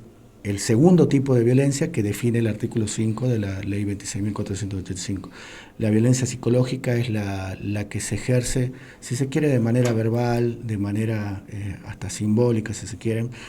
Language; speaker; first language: Spanish; native; Spanish